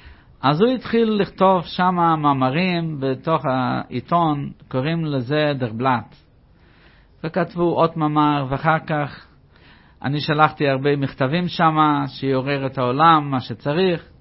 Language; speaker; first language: Hebrew; non-native, fluent; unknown